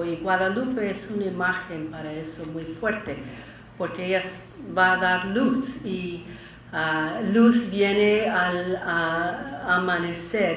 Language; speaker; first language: Spanish; early bilingual, heritage; Spanish